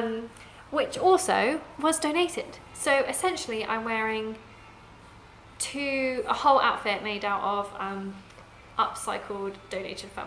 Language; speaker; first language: English; native; English